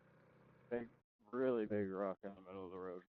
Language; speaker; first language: English; native; English